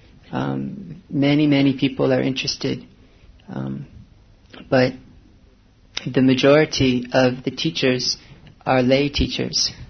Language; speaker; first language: English; native; English